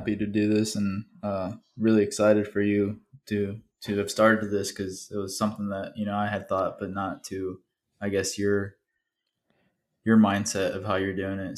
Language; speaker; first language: English; early bilingual, other home language; Spanish